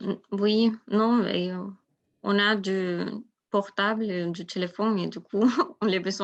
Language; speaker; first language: French; non-native, learner; Spanish